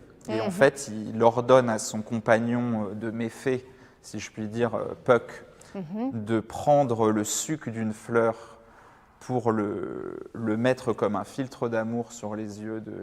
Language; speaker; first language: French; native; French